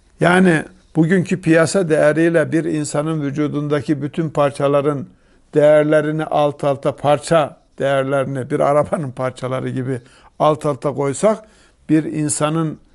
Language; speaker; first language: Turkish; native; Turkish